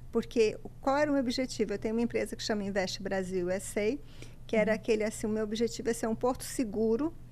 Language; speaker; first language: Portuguese; native; Portuguese